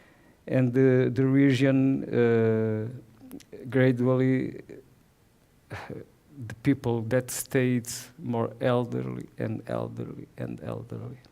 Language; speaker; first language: English; non-native, learner; Portuguese